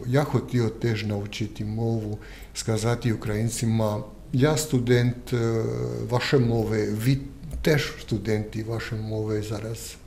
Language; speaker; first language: Ukrainian; non-native, learner; Croatian